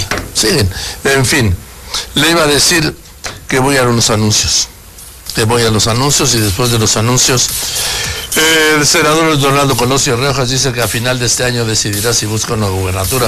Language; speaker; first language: Spanish; native; Spanish